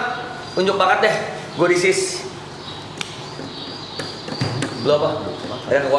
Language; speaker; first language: Indonesian; native; Indonesian